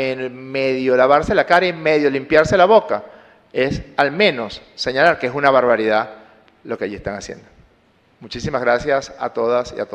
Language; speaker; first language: Spanish; native; Spanish